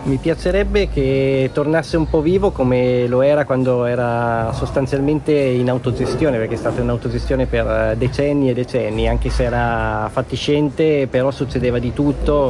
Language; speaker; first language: Italian; native; Italian